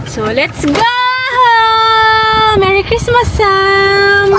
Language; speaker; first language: English; non-native, local second language; Filipino